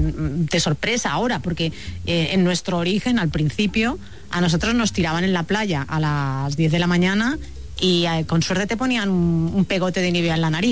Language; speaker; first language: Spanish; native; Spanish